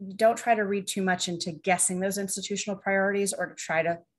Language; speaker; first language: English; native; English